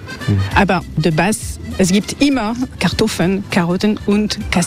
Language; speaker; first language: German; non-native, learner; French